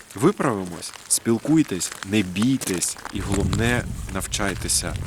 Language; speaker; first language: Ukrainian; non-native, local second language; Russian